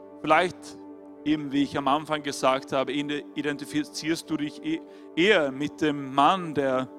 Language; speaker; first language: German; non-native, fluent; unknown